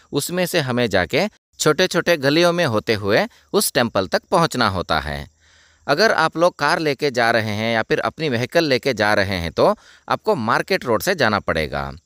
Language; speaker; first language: Hindi; non-native, local second language; Kannada